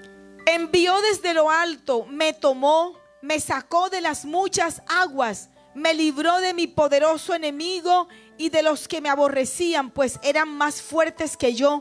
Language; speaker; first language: Spanish; native; Spanish